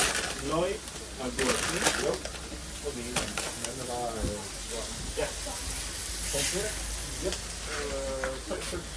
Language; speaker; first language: Danish; non-native, fluent; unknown